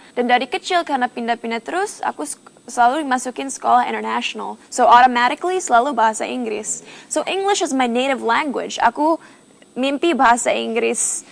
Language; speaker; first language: Indonesian; early bilingual, heritage; Indonesian